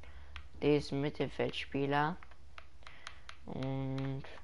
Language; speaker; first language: German; early bilingual, other home language; Persian